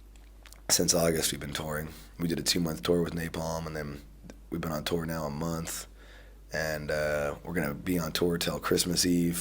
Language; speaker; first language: English; native; English